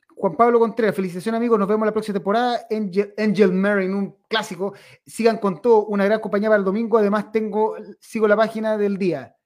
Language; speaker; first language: Spanish; native; Spanish